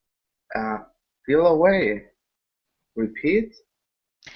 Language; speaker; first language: English; non-native, learner; Spanish